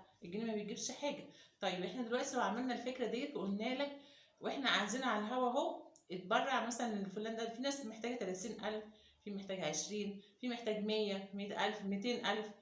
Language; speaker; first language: Arabic; native; Arabic